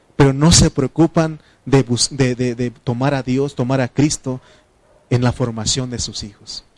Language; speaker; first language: Spanish; non-native, local second language; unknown